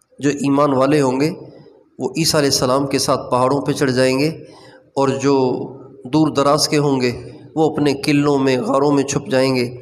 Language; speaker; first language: Urdu; non-native, local second language; Sindhi